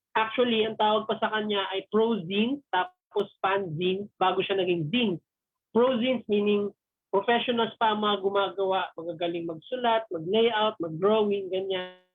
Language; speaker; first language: Filipino; native; Filipino